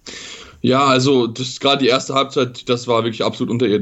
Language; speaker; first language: German; native; German